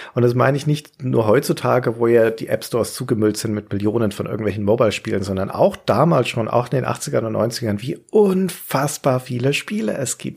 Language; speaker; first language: German; native; German